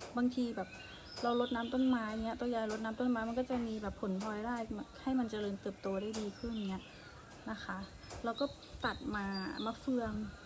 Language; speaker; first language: Thai; native; Thai